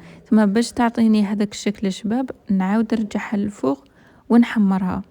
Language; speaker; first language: Arabic; native; Arabic